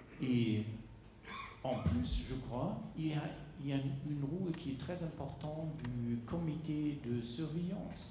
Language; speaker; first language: French; non-native, fluent; German